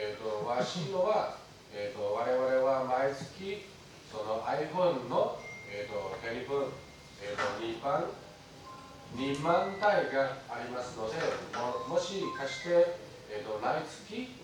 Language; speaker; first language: Japanese; non-native, learner; Chinese